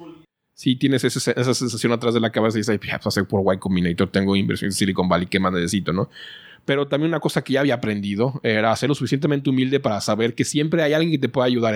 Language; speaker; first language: Spanish; native; Spanish